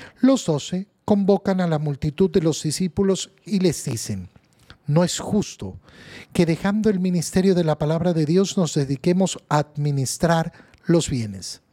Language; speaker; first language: Spanish; native; Spanish